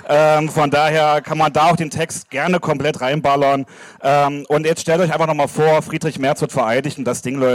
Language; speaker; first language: German; native; German